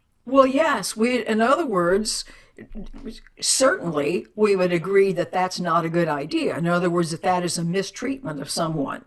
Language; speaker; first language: English; native; English